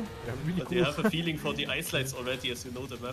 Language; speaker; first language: English; non-native, learner; German